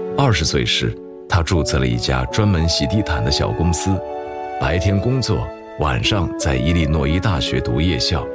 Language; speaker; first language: Chinese; native; Chinese